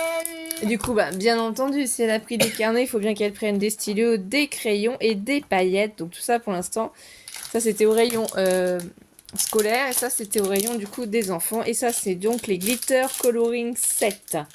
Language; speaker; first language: French; native; French